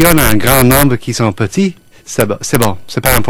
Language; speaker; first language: French; non-native, fluent; English